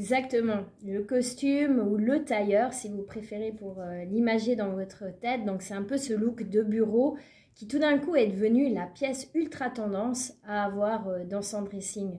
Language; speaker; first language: French; native; French